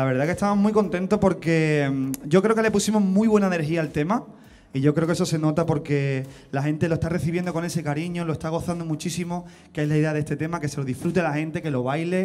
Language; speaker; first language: Spanish; native; Spanish